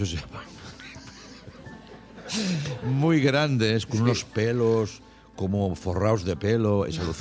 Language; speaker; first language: Spanish; native; Spanish